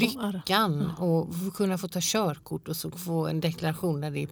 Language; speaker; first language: Swedish; native; Swedish